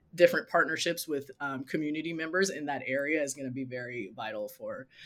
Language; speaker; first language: English; native; English